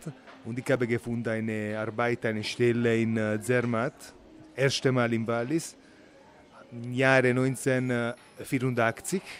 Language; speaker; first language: German; non-native, learner; Italian